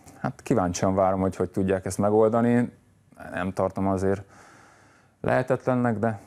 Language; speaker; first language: Hungarian; native; Hungarian